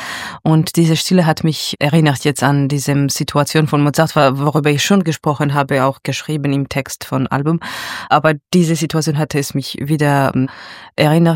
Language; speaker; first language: German; non-native, fluent; Georgian